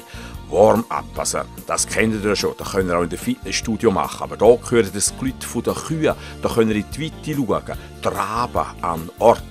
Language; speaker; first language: German; native; German